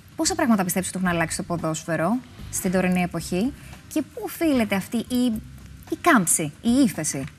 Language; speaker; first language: Greek; native; Greek